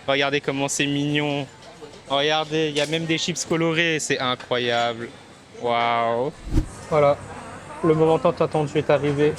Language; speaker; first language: French; native; French